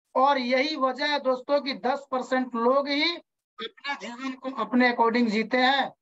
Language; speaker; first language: Hindi; native; Hindi